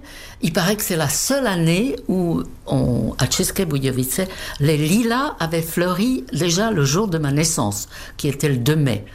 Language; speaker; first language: French; non-native, fluent; Czech